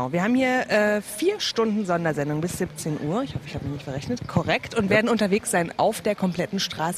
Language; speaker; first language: German; native; German